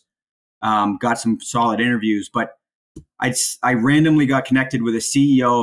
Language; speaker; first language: English; native; English